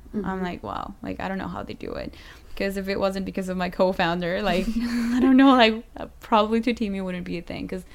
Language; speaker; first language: English; non-native, fluent; Spanish